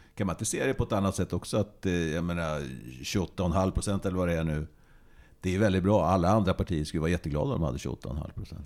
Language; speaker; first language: Swedish; native; Swedish